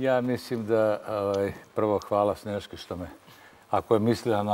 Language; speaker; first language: Serbian; native; Serbian